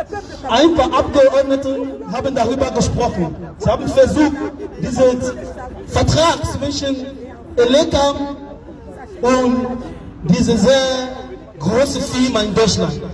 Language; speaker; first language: German; non-native, learner; French